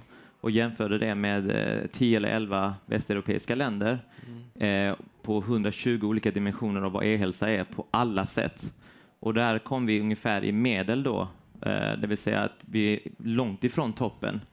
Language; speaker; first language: Swedish; native; Swedish